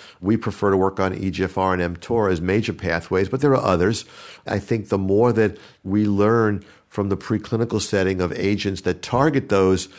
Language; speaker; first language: English; native; English